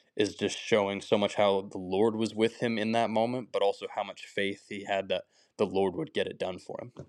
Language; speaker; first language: English; native; English